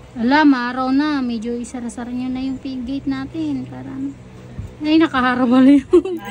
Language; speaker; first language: Filipino; native; Filipino